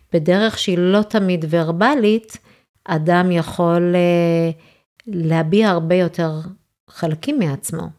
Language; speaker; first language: Hebrew; early bilingual, other home language; English